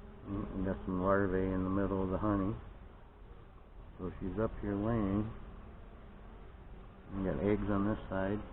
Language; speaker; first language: English; native; English